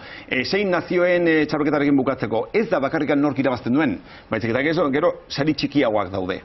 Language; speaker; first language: Basque; native; Basque